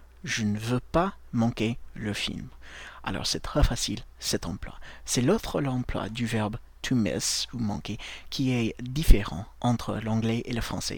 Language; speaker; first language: French; non-native, fluent; English